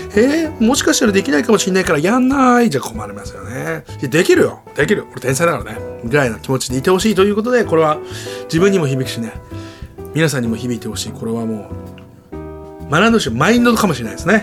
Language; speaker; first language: Japanese; native; Japanese